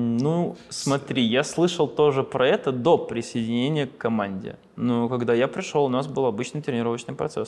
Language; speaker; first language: Russian; native; Russian